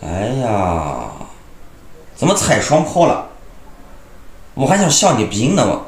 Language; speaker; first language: Chinese; native; Chinese